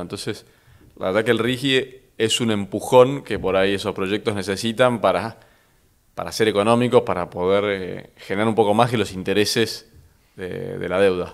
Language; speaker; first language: Spanish; native; Spanish